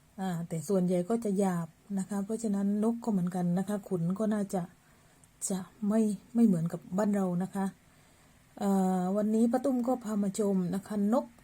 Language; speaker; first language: Thai; native; Thai